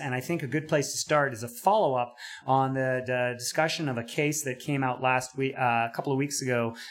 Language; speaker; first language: English; native; English